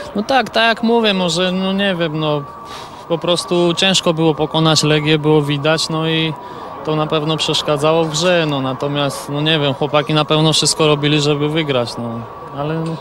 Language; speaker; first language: Polish; non-native, fluent; Georgian